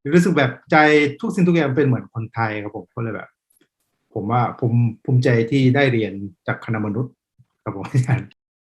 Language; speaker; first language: Thai; non-native, fluent; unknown